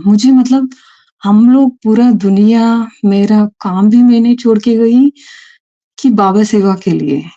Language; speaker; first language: Hindi; non-native, local second language; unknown